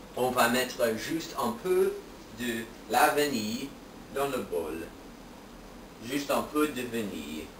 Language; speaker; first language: French; non-native, fluent; English